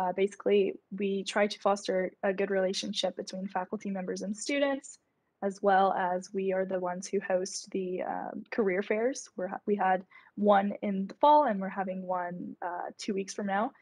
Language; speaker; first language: English; native; English